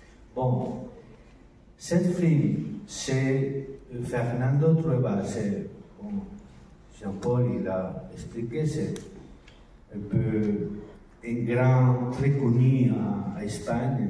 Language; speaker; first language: French; non-native, learner; Spanish